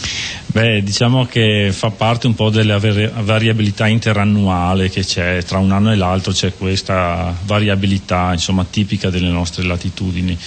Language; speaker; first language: Italian; native; Italian